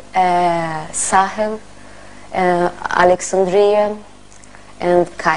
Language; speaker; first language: English; non-native, learner; Portuguese